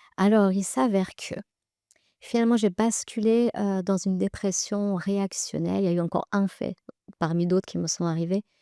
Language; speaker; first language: French; early bilingual, other home language; Persian